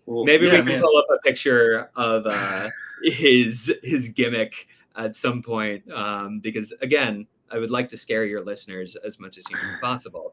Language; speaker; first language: English; native; English